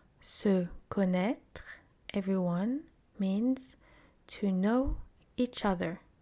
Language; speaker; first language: English; non-native, fluent; French